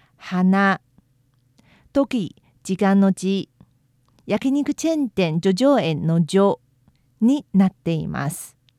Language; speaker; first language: Japanese; non-native, fluent; Chinese